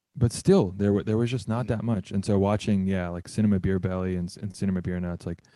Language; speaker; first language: English; native; English